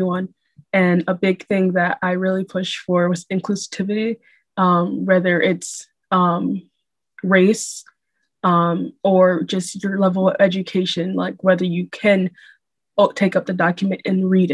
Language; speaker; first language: English; native; English